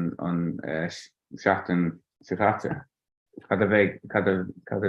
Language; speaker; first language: Irish; non-native, local second language; English